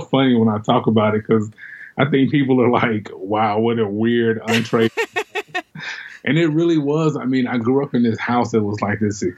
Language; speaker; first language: English; native; English